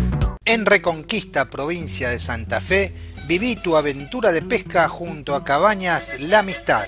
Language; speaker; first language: Spanish; native; Spanish